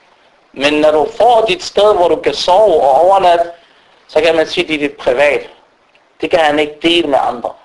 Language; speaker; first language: Danish; non-native, fluent; Arabic